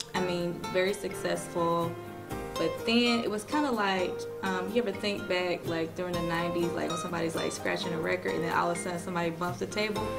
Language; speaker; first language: English; native; English